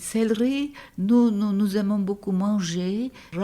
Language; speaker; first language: French; non-native, fluent; Turkish